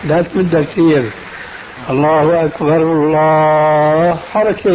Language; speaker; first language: Arabic; native; Arabic